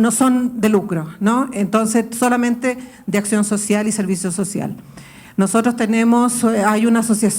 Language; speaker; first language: Spanish; native; Spanish